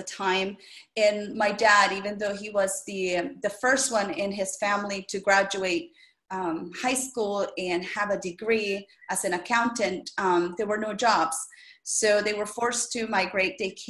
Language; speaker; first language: English; non-native, fluent; Spanish